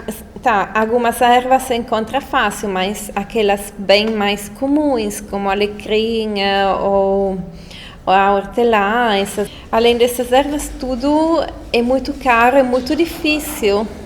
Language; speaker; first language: Portuguese; non-native, fluent; Italian